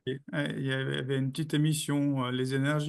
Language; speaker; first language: French; native; French